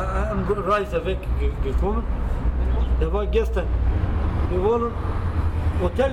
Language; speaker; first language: German; non-native, learner; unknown